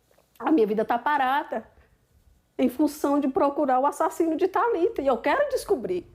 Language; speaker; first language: Portuguese; native; Portuguese